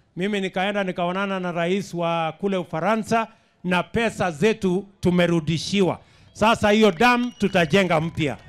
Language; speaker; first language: Swahili; non-native, local second language; Kalenjin